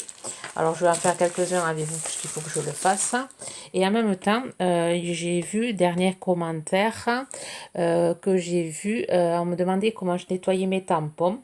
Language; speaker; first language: French; native; French